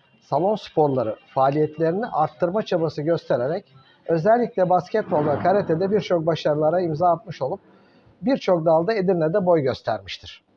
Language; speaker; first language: Turkish; native; Turkish